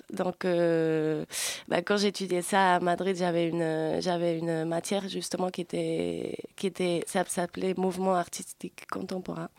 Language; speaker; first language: French; early bilingual, other home language; Spanish